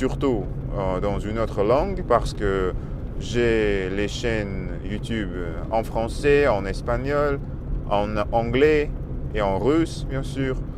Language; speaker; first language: French; non-native, learner; Russian